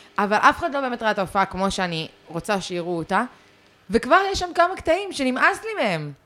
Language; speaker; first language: Hebrew; early bilingual, other home language; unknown